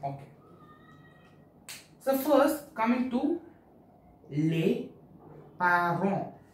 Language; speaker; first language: English; non-native, local second language; Tamil